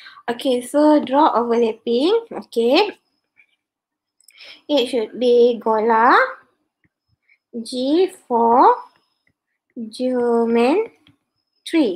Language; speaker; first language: English; non-native, local second language; Malay